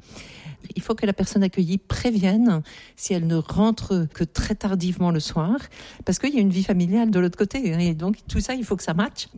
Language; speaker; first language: French; native; French